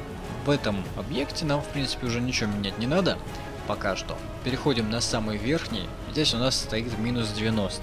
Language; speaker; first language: Russian; native; Russian